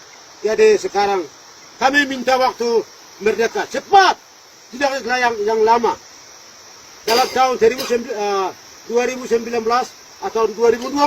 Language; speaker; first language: Indonesian; non-native, local second language; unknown